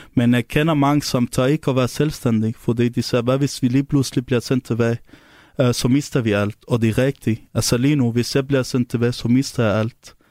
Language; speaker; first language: Danish; non-native, fluent; Arabic